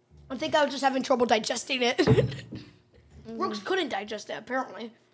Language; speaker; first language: English; native; English